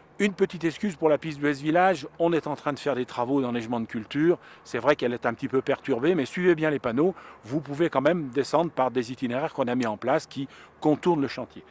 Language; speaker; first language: French; native; French